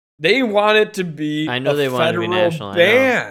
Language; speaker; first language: English; native; English